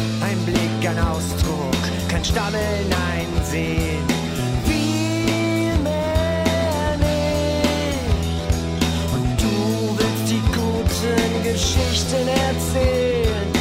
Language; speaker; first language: German; native; German